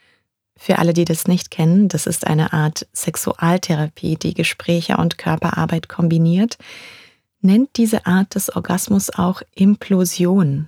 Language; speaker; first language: German; native; German